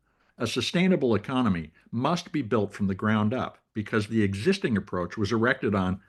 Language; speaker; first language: English; native; English